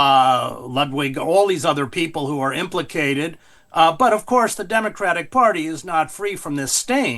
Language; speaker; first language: English; native; English